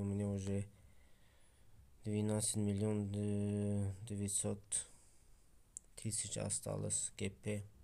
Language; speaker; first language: Russian; non-native, fluent; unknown